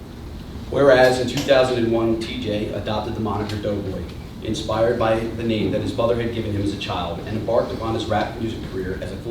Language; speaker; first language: English; native; English